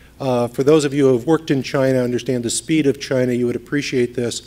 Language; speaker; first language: English; native; English